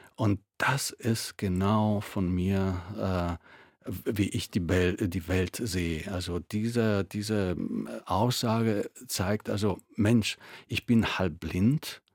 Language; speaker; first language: German; non-native, fluent; Italian